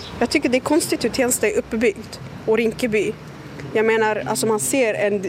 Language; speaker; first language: Swedish; early bilingual, other home language; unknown